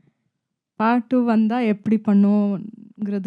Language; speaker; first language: Telugu; non-native, fluent; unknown